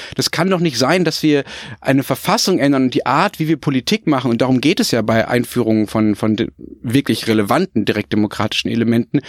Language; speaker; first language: German; native; German